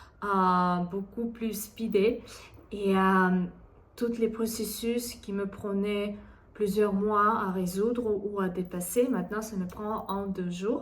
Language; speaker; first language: French; non-native, fluent; Russian